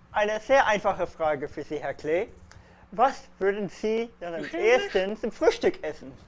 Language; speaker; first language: German; non-native, fluent; English